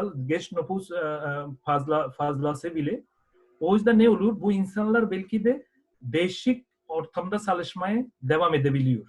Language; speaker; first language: Turkish; non-native, fluent; Bangla